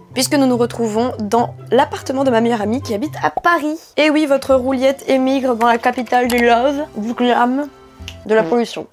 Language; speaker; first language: French; native; French